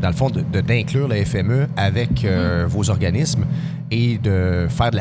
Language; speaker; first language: French; native; French